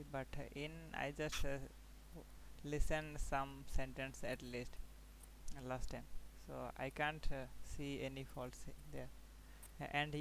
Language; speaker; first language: English; non-native, learner; Bangla